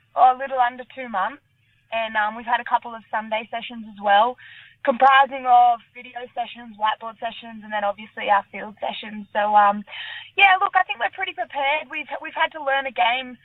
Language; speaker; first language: English; native; English